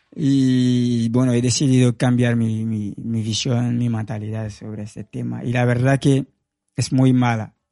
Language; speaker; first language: Spanish; non-native, fluent; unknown